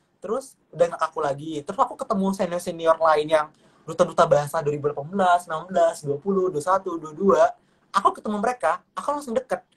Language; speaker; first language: Indonesian; non-native, local second language; Malay